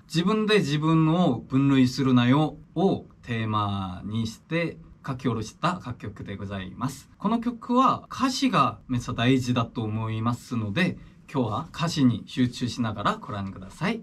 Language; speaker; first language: Japanese; non-native, fluent; Korean